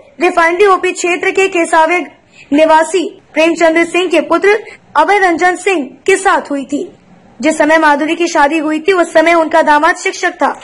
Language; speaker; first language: Hindi; native; Hindi